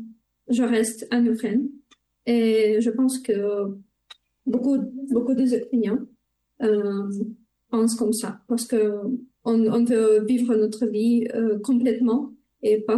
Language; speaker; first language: French; non-native, fluent; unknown